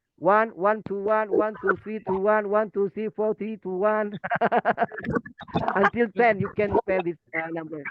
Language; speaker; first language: English; non-native, learner; Indonesian